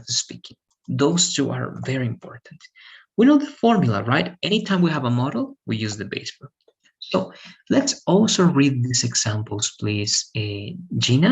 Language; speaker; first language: English; non-native, fluent; Spanish